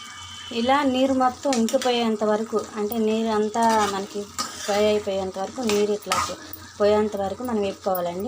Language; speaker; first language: Telugu; native; Telugu